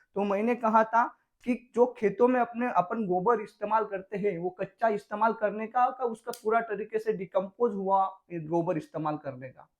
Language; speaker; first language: Hindi; non-native, local second language; Marathi